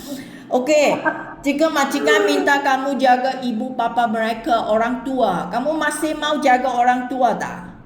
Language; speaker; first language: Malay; non-native, local second language; Chinese